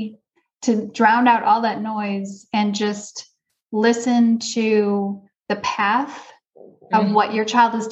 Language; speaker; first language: English; native; English